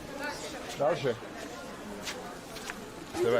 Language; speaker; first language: Russian; non-native, learner; English